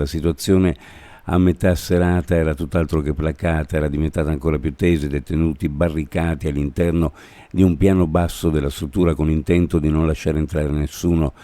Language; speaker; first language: Italian; native; Italian